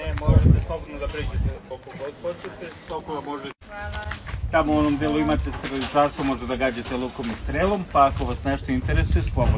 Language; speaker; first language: Bosnian; native; Bosnian